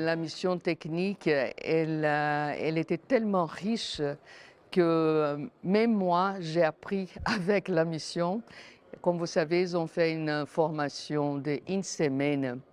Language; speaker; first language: French; non-native, fluent; Portuguese